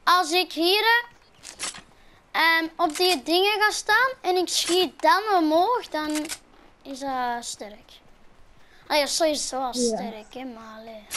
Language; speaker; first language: Dutch; native; Dutch